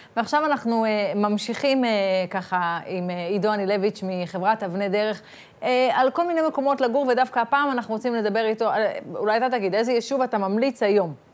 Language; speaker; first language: Hebrew; native; Hebrew